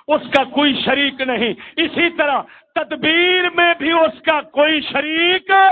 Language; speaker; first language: Urdu; non-native, local second language; Punjabi